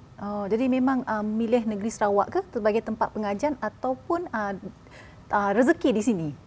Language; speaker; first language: Malay; native; Malay